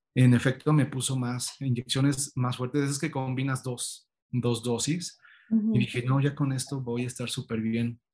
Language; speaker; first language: Spanish; native; Spanish